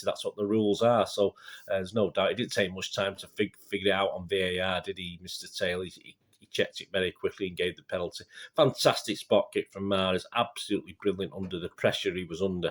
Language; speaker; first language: English; native; English